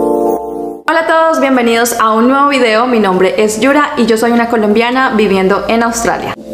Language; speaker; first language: Spanish; native; Spanish